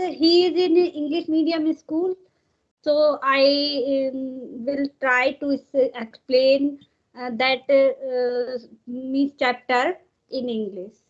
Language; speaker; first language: English; non-native, learner; Hindi